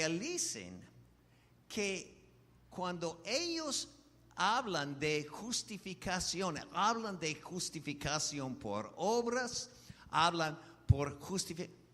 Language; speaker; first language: Spanish; non-native, fluent; English